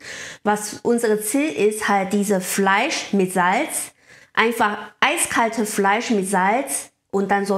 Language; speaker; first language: German; non-native, learner; Chinese